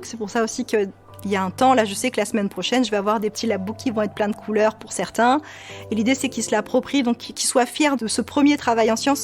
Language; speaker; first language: French; native; French